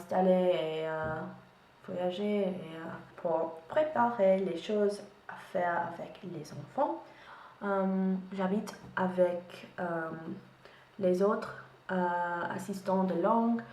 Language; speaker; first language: French; non-native, learner; English